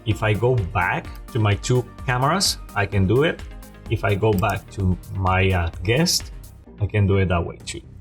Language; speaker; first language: English; non-native, fluent; Spanish